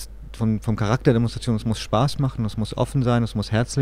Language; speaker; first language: German; native; German